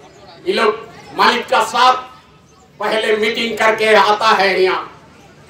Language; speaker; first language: Hindi; non-native, local second language; Bangla